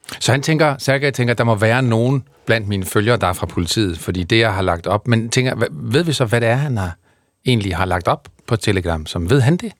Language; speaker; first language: Danish; native; Danish